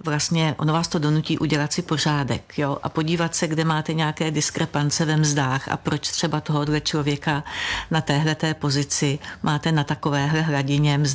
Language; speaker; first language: Czech; native; Czech